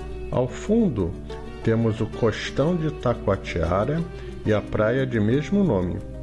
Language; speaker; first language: Portuguese; native; Portuguese